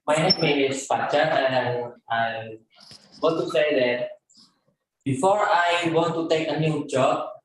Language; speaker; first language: English; non-native, learner; Indonesian